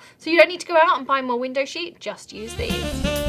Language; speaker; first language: English; native; English